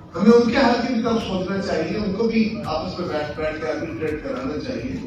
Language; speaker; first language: Urdu; non-native, local second language; Punjabi